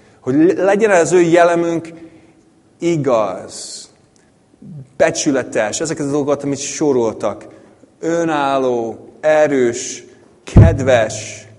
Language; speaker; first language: Hungarian; non-native, fluent; English